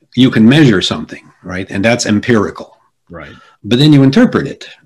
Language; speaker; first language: English; early bilingual, other home language; Polish